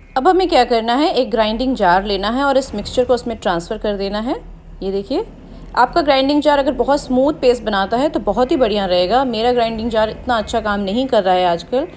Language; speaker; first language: Hindi; native; Hindi